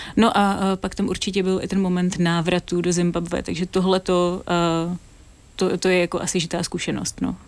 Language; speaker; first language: Czech; native; Czech